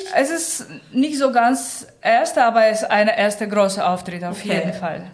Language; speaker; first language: German; non-native, learner; Russian